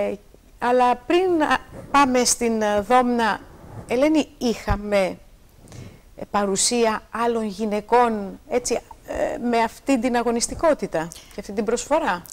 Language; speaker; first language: Greek; native; Greek